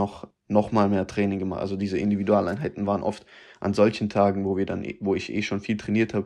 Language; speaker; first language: German; native; German